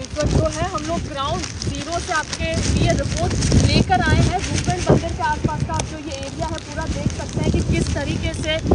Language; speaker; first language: Hindi; non-native, local second language; Gujarati